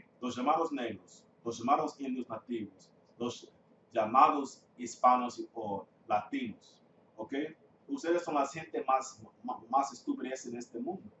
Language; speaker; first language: Spanish; non-native, fluent; English